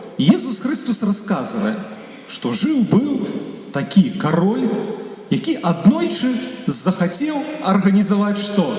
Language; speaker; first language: Belarusian; native; Belarusian